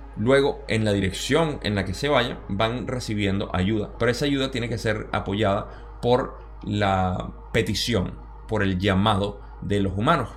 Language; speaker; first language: Spanish; early bilingual, heritage; Spanish